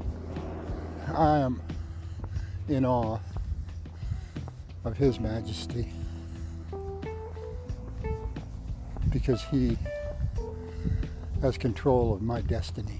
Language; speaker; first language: English; native; English